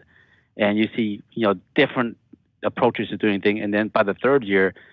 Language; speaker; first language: English; native; English